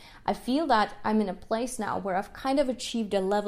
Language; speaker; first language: English; non-native, fluent; Russian